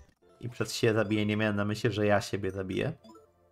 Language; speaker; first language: Polish; native; Polish